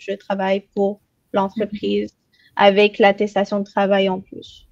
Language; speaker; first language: French; native; French